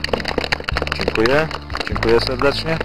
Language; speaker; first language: Polish; native; Polish